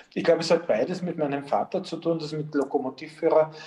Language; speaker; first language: German; native; German